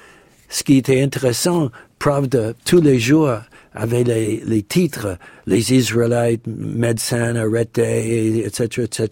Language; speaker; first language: French; non-native, fluent; English